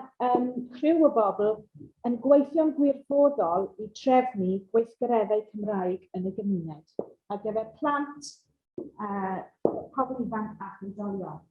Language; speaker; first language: Welsh; non-native, local second language; English